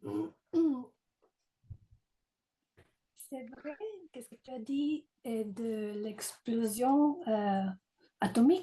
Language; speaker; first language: French; non-native, fluent; Italian